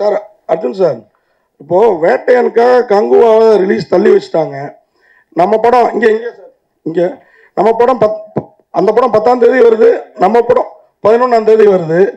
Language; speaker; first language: Tamil; native; Tamil